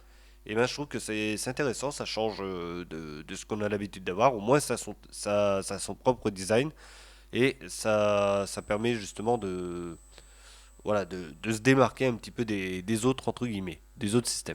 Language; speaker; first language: French; native; French